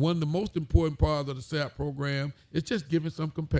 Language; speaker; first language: English; native; English